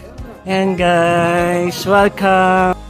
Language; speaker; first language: English; non-native, local second language; Filipino